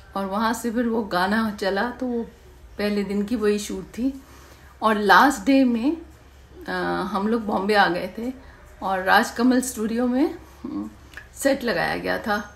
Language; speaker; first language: Hindi; native; Hindi